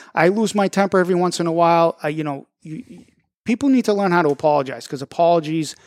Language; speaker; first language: English; early bilingual, other home language; Italian